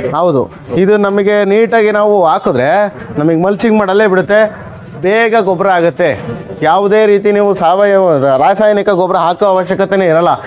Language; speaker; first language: Kannada; native; Kannada